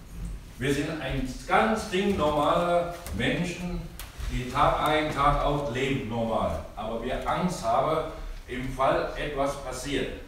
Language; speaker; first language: German; non-native, learner; Thai